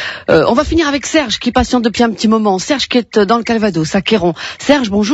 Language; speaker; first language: French; native; French